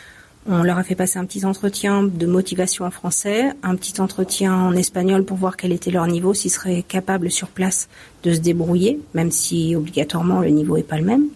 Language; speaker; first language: French; native; French